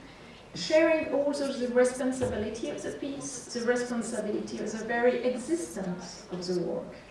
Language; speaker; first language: English; non-native, fluent; French